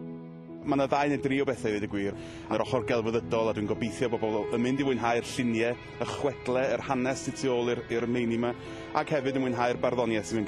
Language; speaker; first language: Welsh; native; Welsh